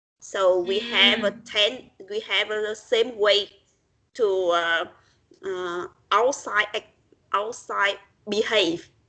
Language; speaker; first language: English; non-native, learner; Vietnamese